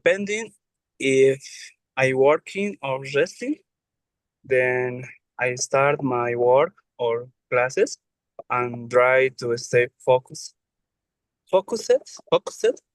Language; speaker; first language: English; non-native, learner; Spanish